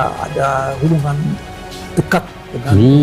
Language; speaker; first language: Indonesian; non-native, fluent; Dutch